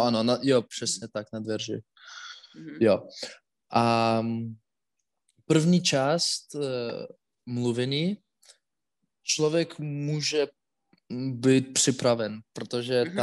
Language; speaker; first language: Czech; non-native, learner; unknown